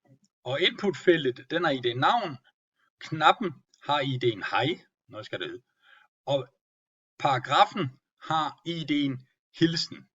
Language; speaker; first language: Danish; native; Danish